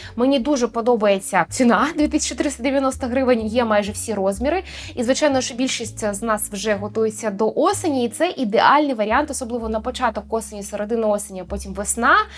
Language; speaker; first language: Ukrainian; native; Ukrainian